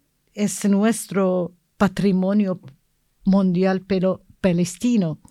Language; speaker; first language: Spanish; non-native, learner; Arabic